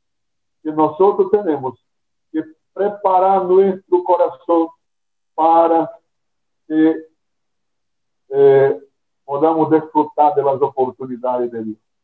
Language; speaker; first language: Spanish; non-native, fluent; Portuguese